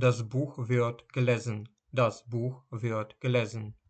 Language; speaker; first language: German; non-native, fluent; Ukrainian